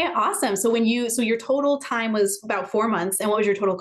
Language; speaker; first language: English; native; English